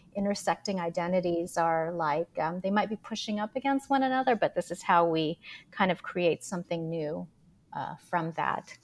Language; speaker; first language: English; early bilingual, other home language; Filipino